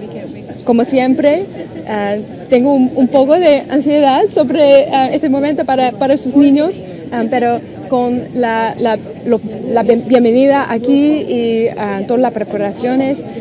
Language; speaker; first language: Spanish; non-native, learner; English